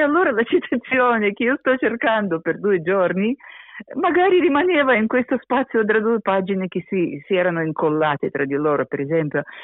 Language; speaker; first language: Italian; non-native, fluent; Russian